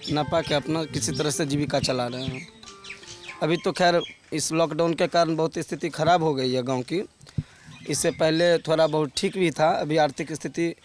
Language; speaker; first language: Hindi; native; Hindi